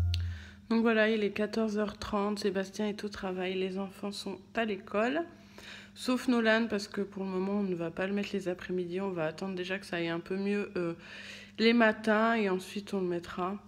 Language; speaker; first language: French; native; French